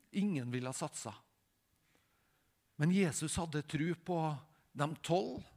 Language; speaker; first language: Norwegian; native; Norwegian